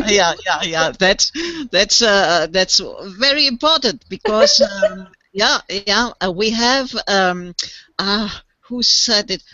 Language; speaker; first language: English; non-native, fluent; German